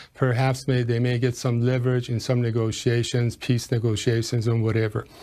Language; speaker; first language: English; non-native, fluent; Persian